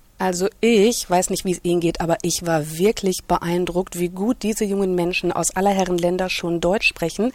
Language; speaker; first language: German; native; German